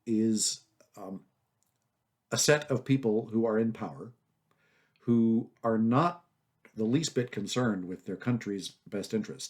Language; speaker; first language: English; native; English